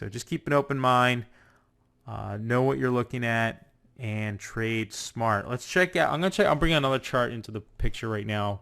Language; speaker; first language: English; native; English